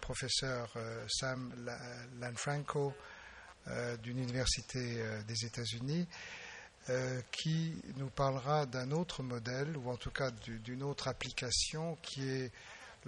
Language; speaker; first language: French; native; French